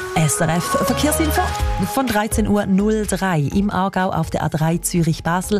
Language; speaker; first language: German; native; German